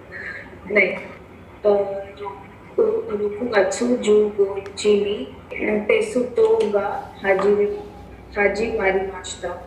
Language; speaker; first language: Japanese; non-native, learner; Hindi